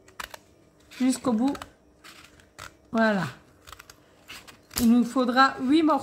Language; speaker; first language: French; native; French